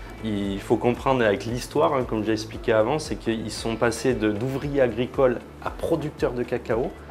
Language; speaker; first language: French; native; French